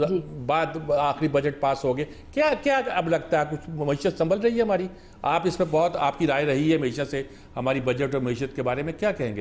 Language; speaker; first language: Urdu; native; Urdu